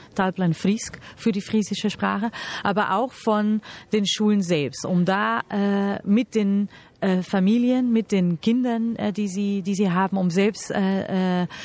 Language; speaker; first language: German; non-native, fluent; Portuguese